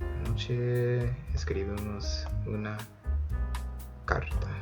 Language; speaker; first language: Spanish; early bilingual, heritage; Spanish